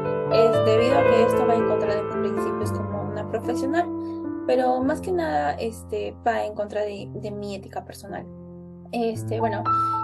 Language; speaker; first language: Spanish; native; Spanish